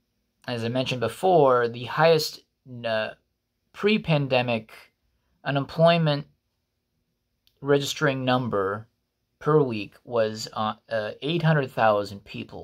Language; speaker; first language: English; native; English